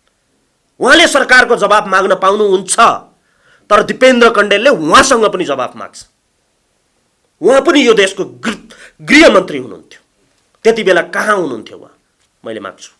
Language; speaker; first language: Nepali; native; Nepali